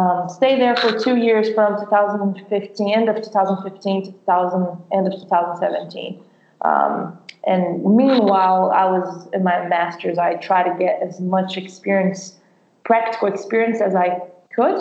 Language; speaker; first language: English; non-native, fluent; Portuguese